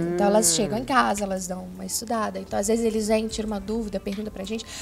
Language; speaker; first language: Portuguese; native; Portuguese